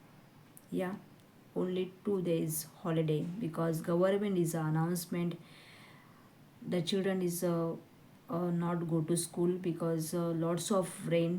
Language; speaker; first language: English; non-native, learner; Hindi